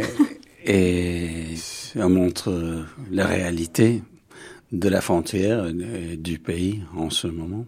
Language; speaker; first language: French; non-native, fluent; English